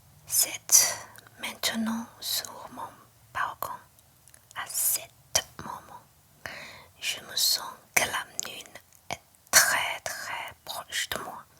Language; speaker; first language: French; non-native, learner; Chinese